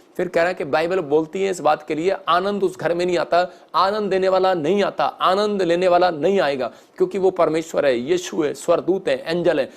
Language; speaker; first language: Hindi; non-native, local second language; Punjabi